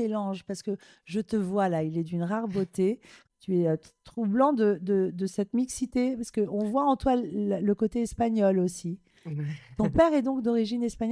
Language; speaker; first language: French; native; French